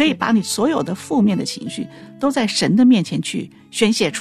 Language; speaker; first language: Chinese; native; Chinese